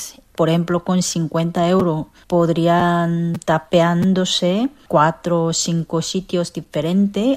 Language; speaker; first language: Spanish; non-native, fluent; Korean